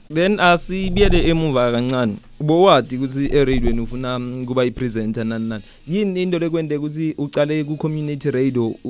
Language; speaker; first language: Zulu; non-native, local second language; Swati